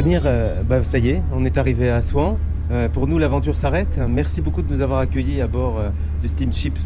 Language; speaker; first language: French; native; French